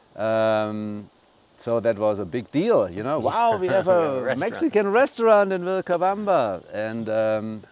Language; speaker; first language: English; non-native, fluent; German